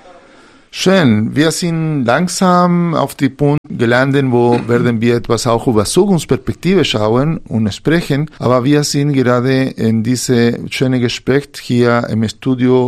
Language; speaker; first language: German; non-native, fluent; Spanish